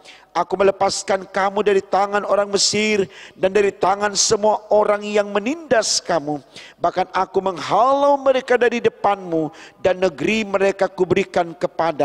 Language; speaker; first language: Indonesian; native; Indonesian